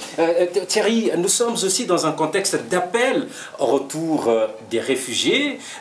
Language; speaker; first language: French; non-native, local second language; Rundi